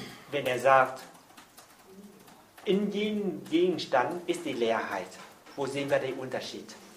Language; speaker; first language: German; non-native, fluent; Vietnamese